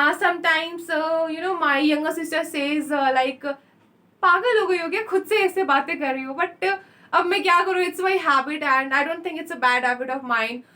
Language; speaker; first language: Hindi; native; Hindi